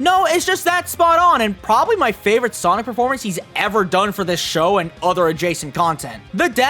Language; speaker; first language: English; native; English